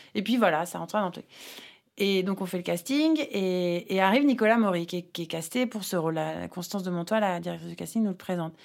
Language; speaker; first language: French; native; French